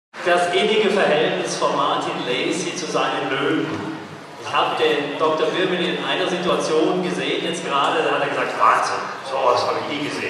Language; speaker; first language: German; native; German